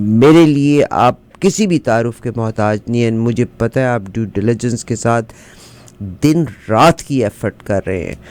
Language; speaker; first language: Urdu; native; Urdu